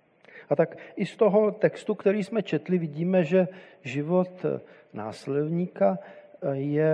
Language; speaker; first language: Czech; native; Czech